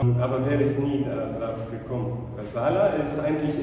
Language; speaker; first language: German; non-native, fluent; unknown